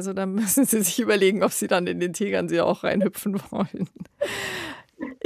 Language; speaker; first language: German; native; German